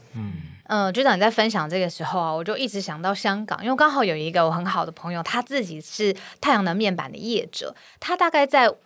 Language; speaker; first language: Chinese; native; Chinese